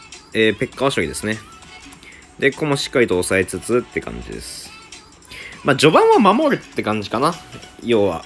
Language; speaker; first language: Japanese; native; Japanese